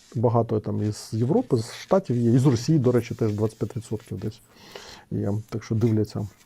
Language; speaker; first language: Ukrainian; non-native, local second language; Russian